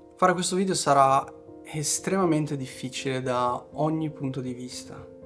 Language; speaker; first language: Italian; early bilingual, other home language; Portuguese